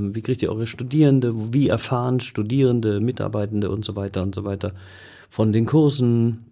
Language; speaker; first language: German; native; German